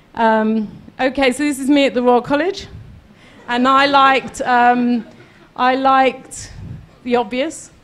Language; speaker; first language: English; native; English